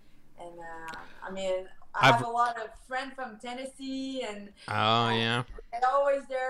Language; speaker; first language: English; non-native, fluent; French